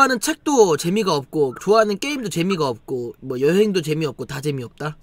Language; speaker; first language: Korean; native; Korean